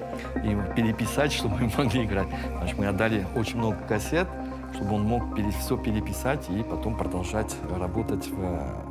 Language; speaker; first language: Russian; early bilingual, heritage; French